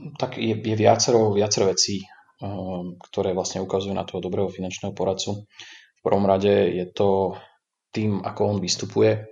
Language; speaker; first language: Slovak; native; Slovak